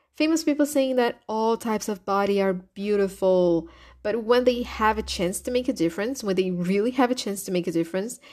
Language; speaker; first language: English; non-native, fluent; Portuguese